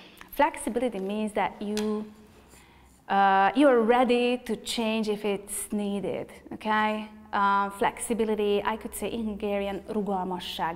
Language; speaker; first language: English; non-native, fluent; Hungarian